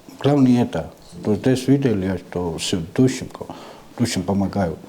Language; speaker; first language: Russian; non-native, learner; Georgian